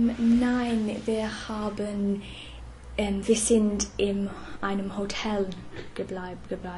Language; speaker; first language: German; non-native, fluent; English